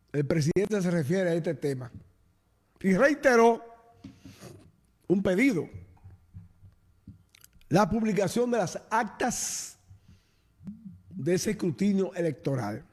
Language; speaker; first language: Spanish; native; Spanish